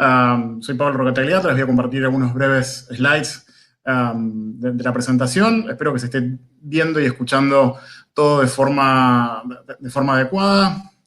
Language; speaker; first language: Spanish; native; Spanish